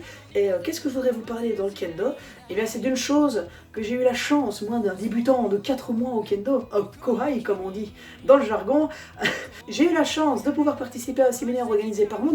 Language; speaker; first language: French; native; French